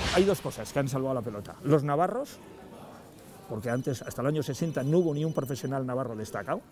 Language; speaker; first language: Spanish; native; Spanish